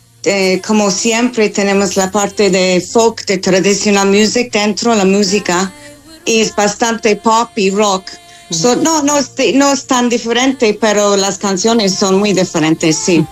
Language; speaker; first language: Spanish; non-native, fluent; English